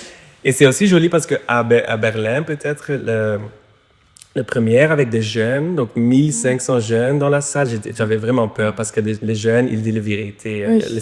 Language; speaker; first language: French; non-native, local second language; Dutch